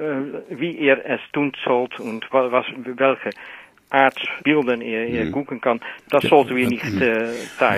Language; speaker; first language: German; non-native, learner; Dutch